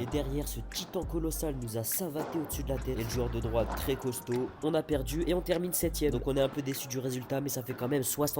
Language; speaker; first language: French; native; French